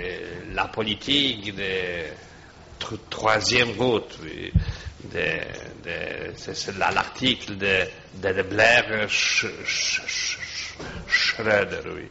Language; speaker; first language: French; non-native, fluent; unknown